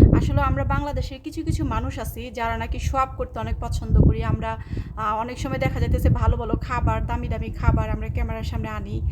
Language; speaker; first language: Bangla; native; Bangla